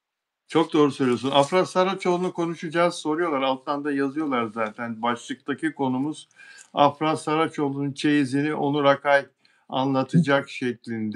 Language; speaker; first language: Turkish; native; Turkish